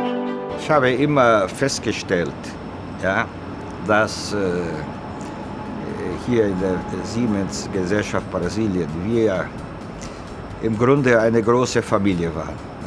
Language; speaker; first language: German; non-native, fluent; Portuguese